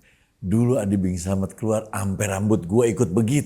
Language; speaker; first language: Indonesian; native; Indonesian